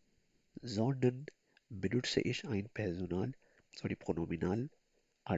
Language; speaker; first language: German; non-native, learner; Urdu